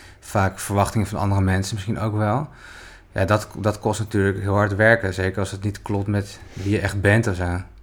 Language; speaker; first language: Dutch; native; Dutch